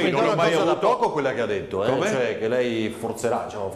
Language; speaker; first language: Italian; native; Italian